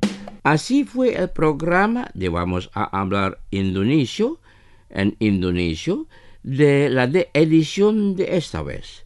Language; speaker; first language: Spanish; non-native, fluent; Indonesian